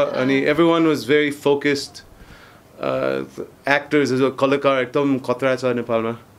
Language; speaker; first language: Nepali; non-native, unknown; English